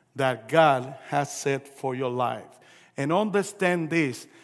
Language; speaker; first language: English; early bilingual, other home language; Spanish